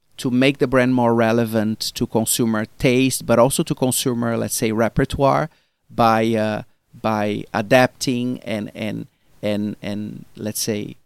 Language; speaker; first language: English; non-native, fluent; Portuguese